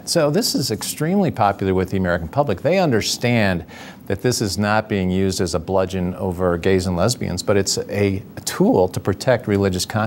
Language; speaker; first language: English; native; English